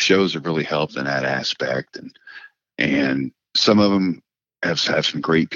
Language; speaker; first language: English; native; English